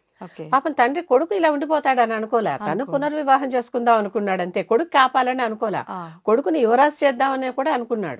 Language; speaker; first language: Telugu; native; Telugu